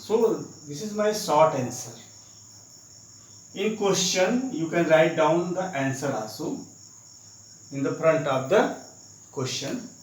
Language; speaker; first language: English; non-native, local second language; Hindi